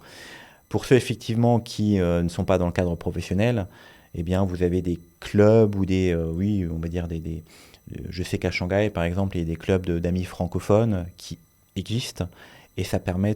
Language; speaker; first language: French; native; French